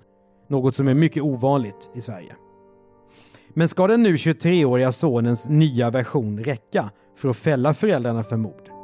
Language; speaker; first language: Swedish; native; Swedish